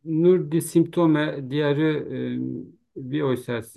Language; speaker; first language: German; non-native, learner; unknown